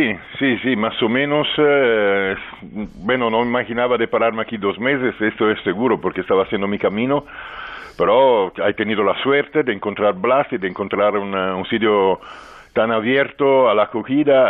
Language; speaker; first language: Spanish; non-native, fluent; Italian